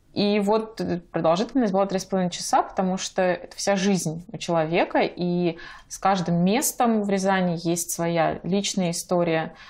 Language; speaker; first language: Russian; native; Russian